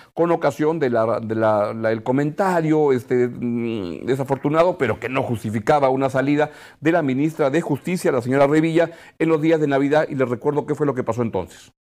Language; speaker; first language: Spanish; native; Spanish